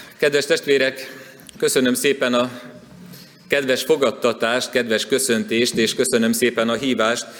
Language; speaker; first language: Hungarian; native; Hungarian